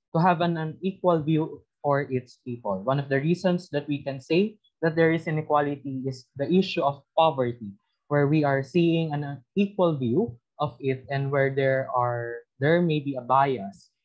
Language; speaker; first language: English; non-native, local second language; Filipino